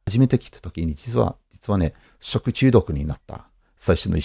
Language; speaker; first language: Japanese; non-native, fluent; English